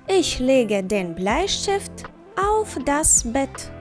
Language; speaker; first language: German; non-native, fluent; Ukrainian